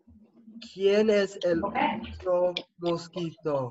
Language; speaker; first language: Spanish; non-native, fluent; English